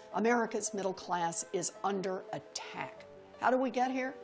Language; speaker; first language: English; native; English